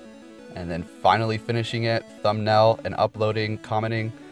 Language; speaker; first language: English; native; English